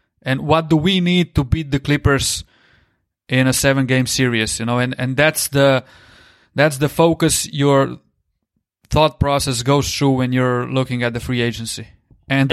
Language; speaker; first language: English; non-native, fluent; Slovenian